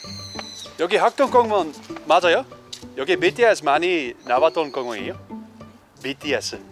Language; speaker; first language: Korean; non-native, learner; Dutch